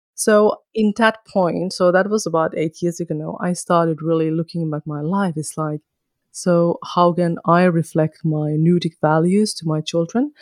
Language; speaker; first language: English; non-native, fluent; Finnish